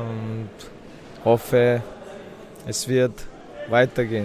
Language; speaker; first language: German; non-native, fluent; Chechen